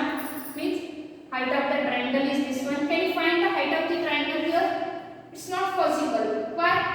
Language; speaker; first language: English; non-native, local second language; Kannada